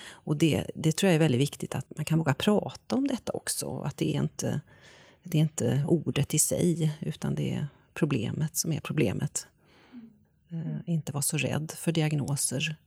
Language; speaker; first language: Swedish; native; Swedish